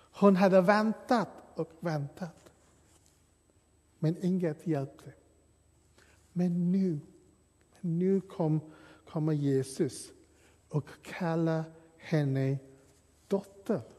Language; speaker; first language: Swedish; non-native, fluent; English